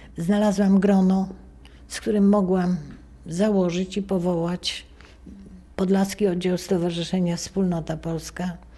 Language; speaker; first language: Polish; native; Polish